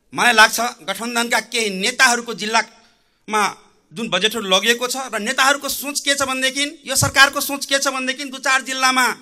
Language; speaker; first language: Nepali; non-native, local second language; Maithili